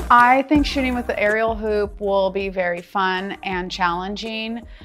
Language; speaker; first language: English; native; English